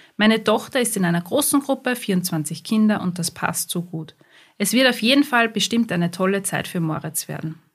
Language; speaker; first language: German; native; German